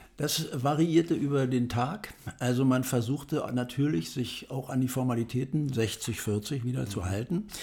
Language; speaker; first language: German; native; German